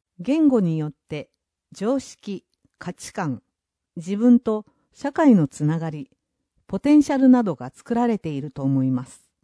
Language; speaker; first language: Japanese; non-native, fluent; English